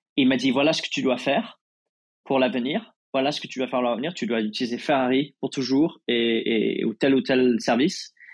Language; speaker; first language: French; non-native, fluent; English